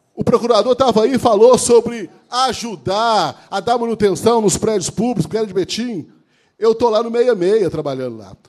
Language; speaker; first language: Portuguese; native; Portuguese